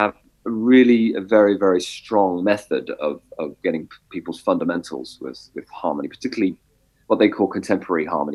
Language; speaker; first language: English; native; English